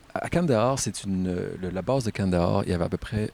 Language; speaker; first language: French; native; French